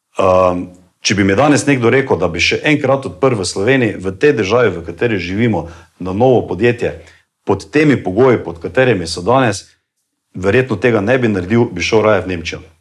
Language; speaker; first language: Slovenian; native; Slovenian